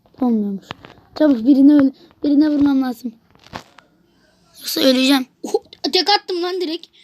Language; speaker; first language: Turkish; native; Turkish